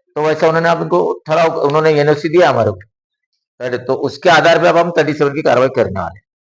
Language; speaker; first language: Hindi; non-native, local second language; Marathi